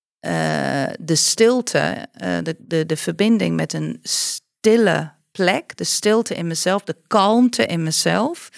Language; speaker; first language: Dutch; non-native, fluent; English